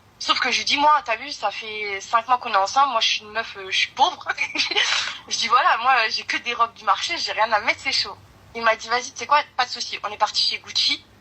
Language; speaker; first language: French; early bilingual, other home language; Arabic